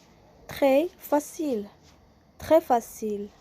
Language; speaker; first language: French; non-native, local second language; Arabic